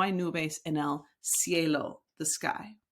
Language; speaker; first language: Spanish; non-native, fluent; English